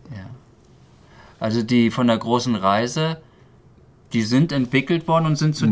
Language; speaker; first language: German; native; German